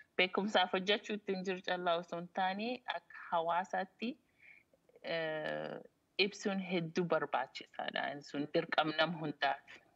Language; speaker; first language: Oromo; early bilingual, heritage; Oromo